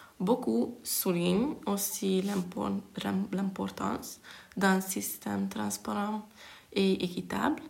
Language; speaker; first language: French; non-native, fluent; Hungarian